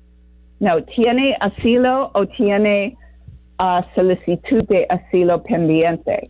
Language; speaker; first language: Spanish; non-native, fluent; English